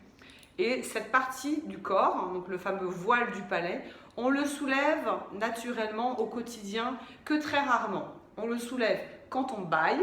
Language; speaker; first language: French; native; French